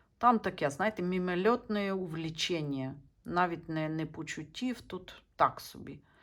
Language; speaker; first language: Ukrainian; non-native, local second language; Russian